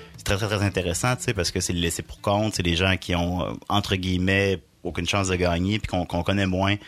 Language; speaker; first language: French; native; French